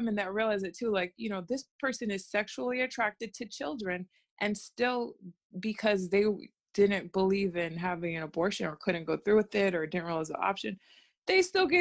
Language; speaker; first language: English; native; English